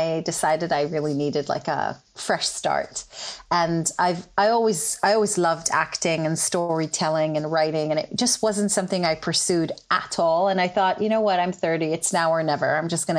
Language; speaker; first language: English; non-native, fluent; Hebrew